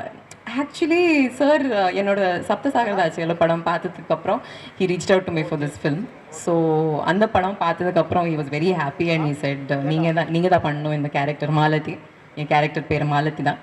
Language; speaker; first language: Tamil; non-native, learner; Kannada